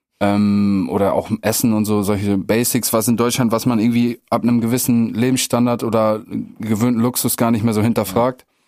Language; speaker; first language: German; native; German